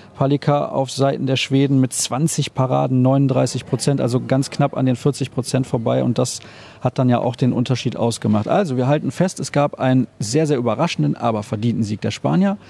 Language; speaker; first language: German; native; German